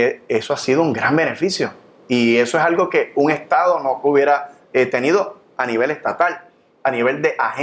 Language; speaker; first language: Spanish; native; Spanish